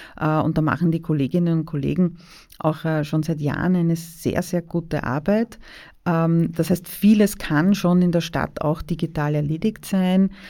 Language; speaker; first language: German; native; German